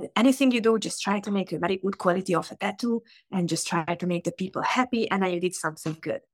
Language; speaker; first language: English; non-native, fluent; Hungarian